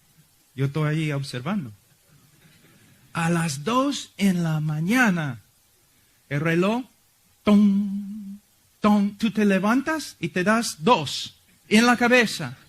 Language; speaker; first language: Spanish; non-native, fluent; English